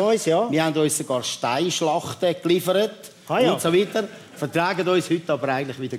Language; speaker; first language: German; native; German